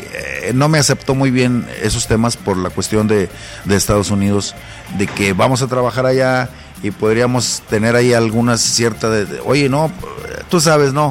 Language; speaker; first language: Spanish; native; Spanish